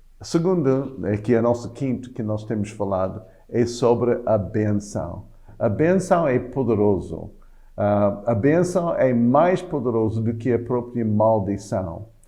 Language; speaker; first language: Portuguese; non-native, fluent; English